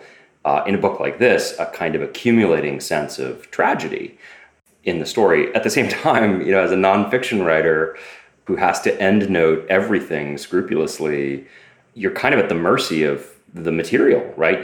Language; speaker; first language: English; native; English